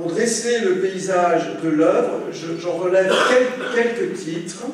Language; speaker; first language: French; native; French